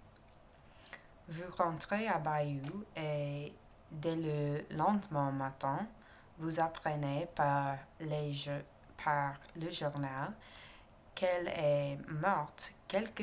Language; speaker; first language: French; non-native, learner; English